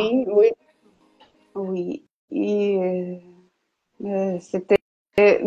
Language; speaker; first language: French; non-native, learner; Ukrainian